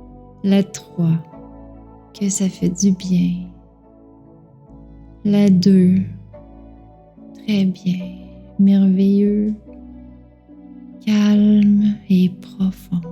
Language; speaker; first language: French; native; French